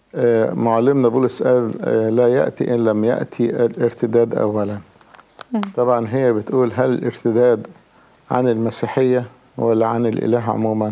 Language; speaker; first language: Arabic; native; Arabic